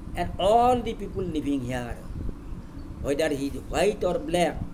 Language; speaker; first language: English; non-native, local second language; Assamese